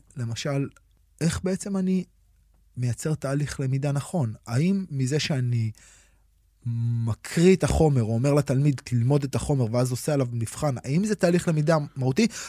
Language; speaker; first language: Hebrew; native; Hebrew